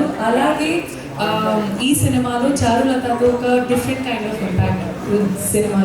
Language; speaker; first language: Telugu; non-native, local second language; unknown